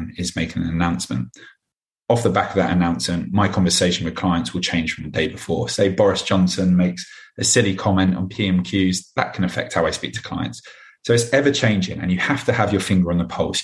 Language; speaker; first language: English; native; English